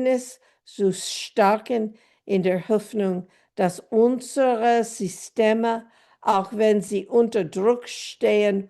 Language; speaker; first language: German; non-native, fluent; English